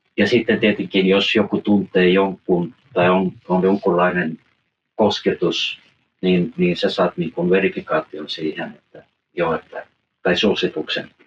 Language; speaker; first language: Finnish; early bilingual, heritage; Finnish